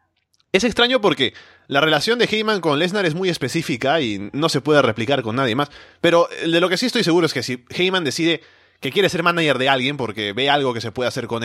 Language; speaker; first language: Spanish; native; Spanish